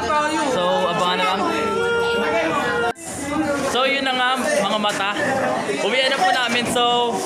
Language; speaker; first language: Filipino; native; Filipino